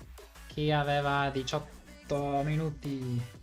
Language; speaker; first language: Italian; non-native, fluent; English